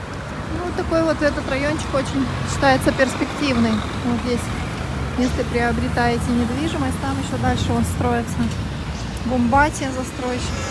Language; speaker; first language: Russian; native; Russian